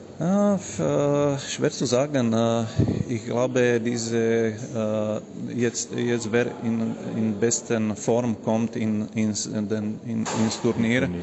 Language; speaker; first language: German; non-native, learner; Slovak